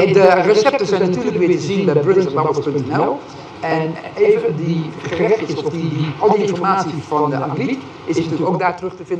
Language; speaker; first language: Dutch; native; Dutch